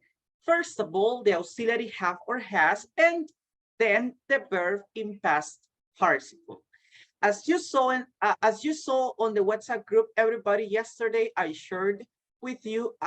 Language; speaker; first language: English; non-native, fluent; Spanish